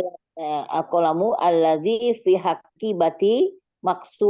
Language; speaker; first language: Arabic; non-native, learner; Indonesian